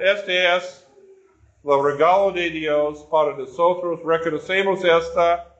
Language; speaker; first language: Spanish; non-native, learner; English